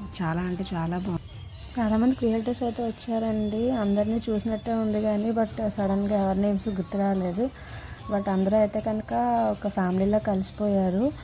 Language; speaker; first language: Telugu; native; Telugu